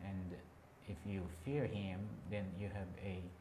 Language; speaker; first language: English; non-native, local second language; Filipino